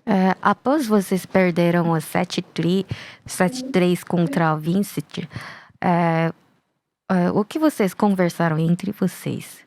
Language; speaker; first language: Portuguese; non-native, learner; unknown